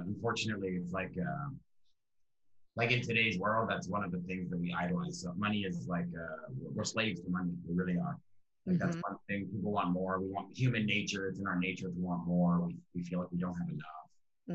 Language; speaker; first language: English; native; English